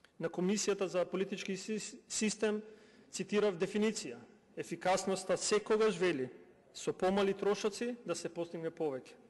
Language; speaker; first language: Macedonian; non-native, local second language; Albanian